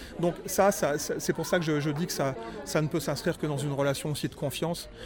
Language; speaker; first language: French; native; French